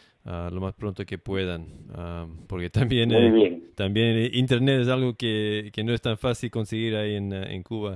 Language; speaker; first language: Spanish; non-native, fluent; English